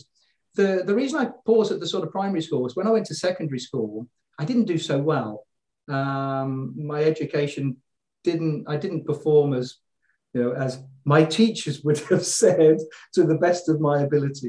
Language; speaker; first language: English; native; English